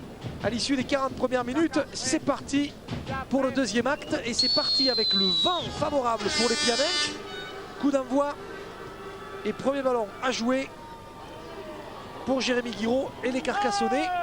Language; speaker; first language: French; native; French